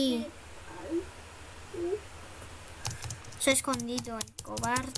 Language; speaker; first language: Spanish; native; Spanish